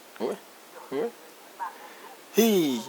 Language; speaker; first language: French; non-native, learner; Haitian Creole